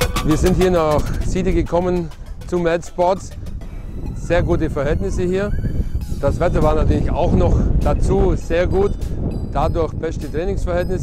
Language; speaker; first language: German; native; German